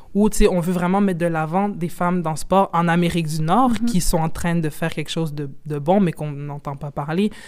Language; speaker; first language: French; native; French